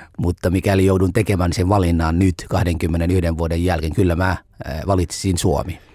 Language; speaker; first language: Finnish; non-native, fluent; Somali